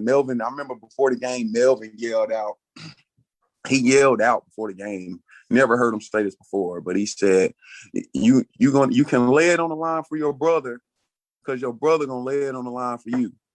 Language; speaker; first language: English; native; English